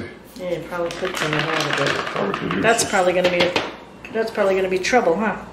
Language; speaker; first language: English; native; English